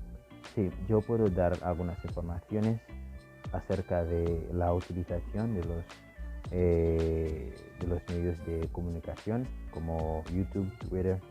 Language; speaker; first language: Spanish; non-native, fluent; Haitian Creole